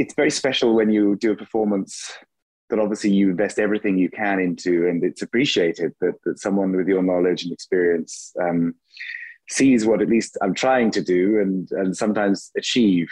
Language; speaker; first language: English; native; English